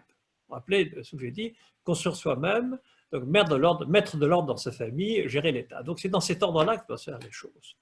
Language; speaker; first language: French; native; French